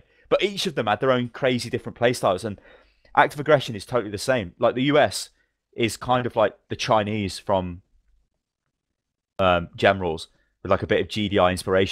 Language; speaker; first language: English; native; English